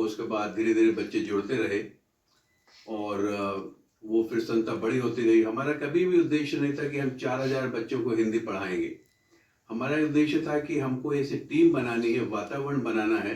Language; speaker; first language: Hindi; native; Hindi